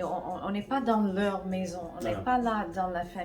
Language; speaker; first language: French; non-native, fluent; English